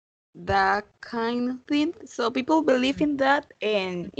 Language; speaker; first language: English; non-native, learner; Spanish